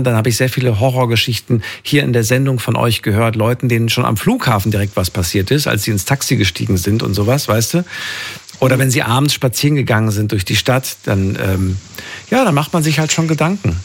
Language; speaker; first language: German; native; German